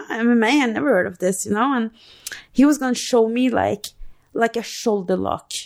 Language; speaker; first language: English; non-native, fluent; Norwegian